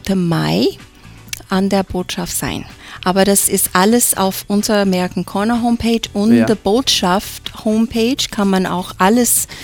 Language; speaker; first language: German; non-native, fluent; English